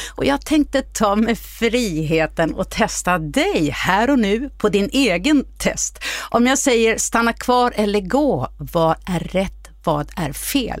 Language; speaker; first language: Swedish; native; Swedish